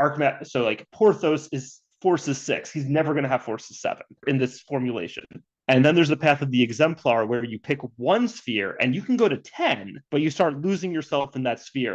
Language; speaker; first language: English; native; English